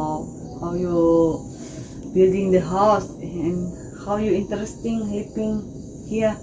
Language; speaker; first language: English; non-native, learner; Indonesian